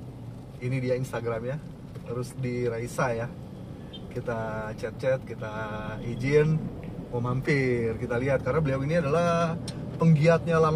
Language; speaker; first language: Indonesian; native; Indonesian